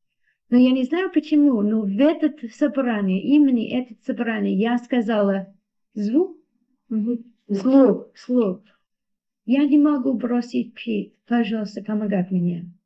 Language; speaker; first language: Russian; non-native, learner; English